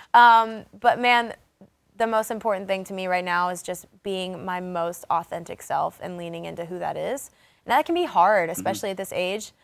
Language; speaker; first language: English; native; English